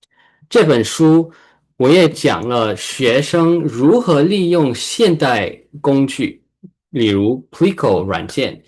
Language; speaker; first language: Chinese; early bilingual, heritage; Chinese